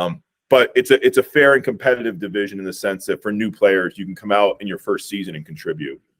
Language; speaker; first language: English; native; English